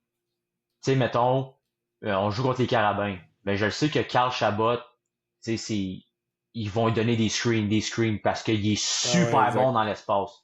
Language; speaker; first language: French; native; French